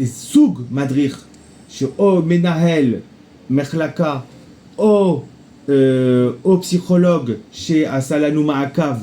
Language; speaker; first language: Hebrew; non-native, fluent; French